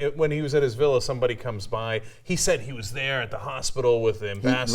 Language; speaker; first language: English; native; English